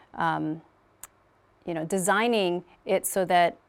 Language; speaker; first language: English; native; English